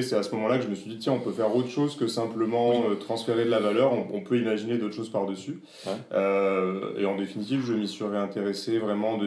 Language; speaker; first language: French; native; French